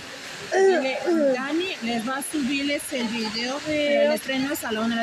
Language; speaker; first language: Spanish; native; Spanish